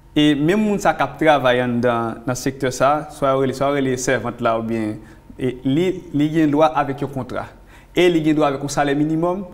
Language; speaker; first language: French; non-native, local second language; Haitian Creole